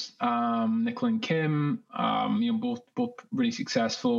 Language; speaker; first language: English; native; English